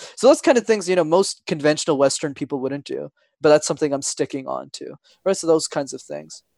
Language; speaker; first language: English; non-native, fluent; Tamil